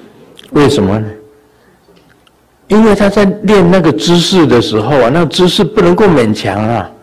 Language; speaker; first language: Chinese; native; Chinese